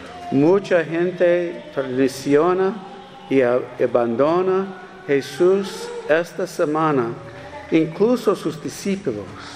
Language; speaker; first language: Spanish; non-native, learner; English